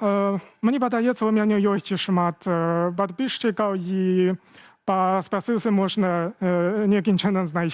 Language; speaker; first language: Belarusian; non-native, fluent; Chinese